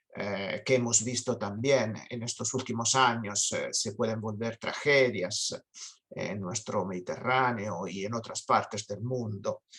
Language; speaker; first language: Spanish; non-native, fluent; Italian